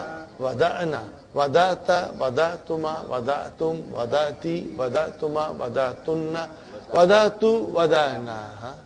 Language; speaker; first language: Arabic; non-native, fluent; English